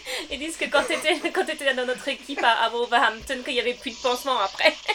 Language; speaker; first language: French; early bilingual, heritage; French